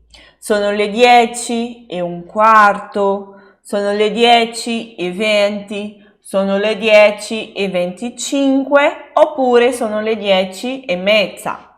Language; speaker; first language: Italian; non-native, fluent; Portuguese